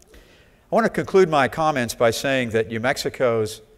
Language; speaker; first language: English; native; English